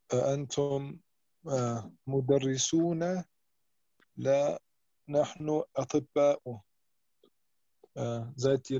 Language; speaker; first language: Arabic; non-native, learner; German